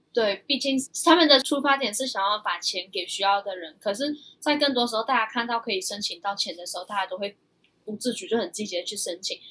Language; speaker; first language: Chinese; early bilingual, heritage; Chinese